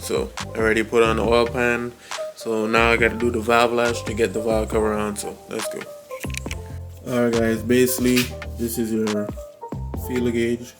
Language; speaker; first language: English; native; English